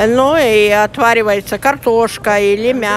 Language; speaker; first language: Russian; non-native, local second language; Ukrainian